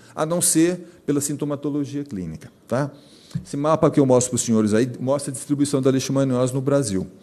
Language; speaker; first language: Portuguese; native; Portuguese